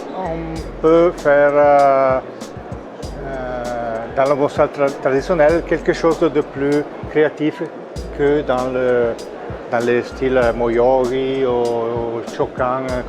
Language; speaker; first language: French; non-native, local second language; Italian